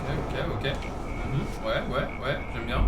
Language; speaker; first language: French; native; French